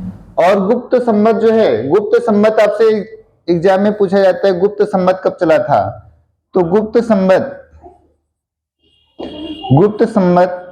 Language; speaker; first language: Hindi; native; Hindi